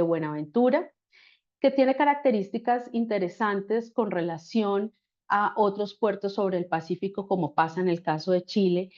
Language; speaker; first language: Spanish; native; Spanish